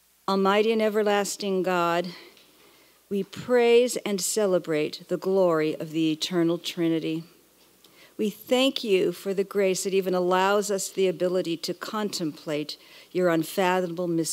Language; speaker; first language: English; native; English